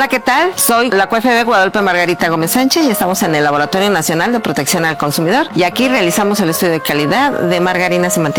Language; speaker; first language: Spanish; native; Spanish